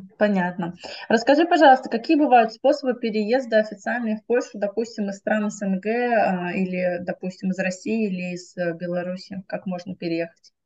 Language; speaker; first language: Russian; native; Russian